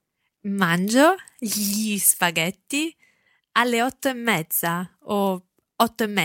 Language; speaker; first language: Italian; non-native, learner; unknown